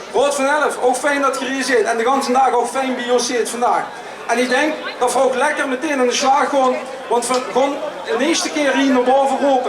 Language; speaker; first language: Dutch; non-native, local second language; Limburgish